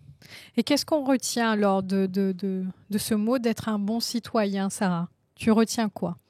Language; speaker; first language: French; native; French